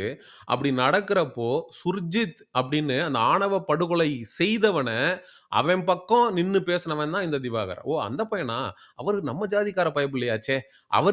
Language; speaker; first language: Tamil; native; Tamil